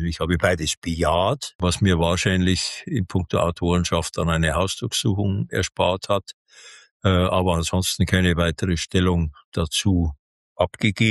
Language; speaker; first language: German; native; German